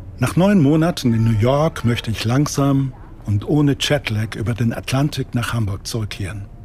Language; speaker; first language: German; native; German